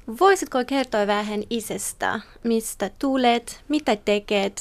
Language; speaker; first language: Finnish; non-native, learner; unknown